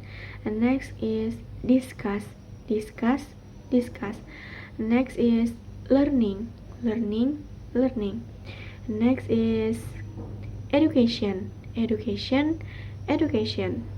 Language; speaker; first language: English; non-native, learner; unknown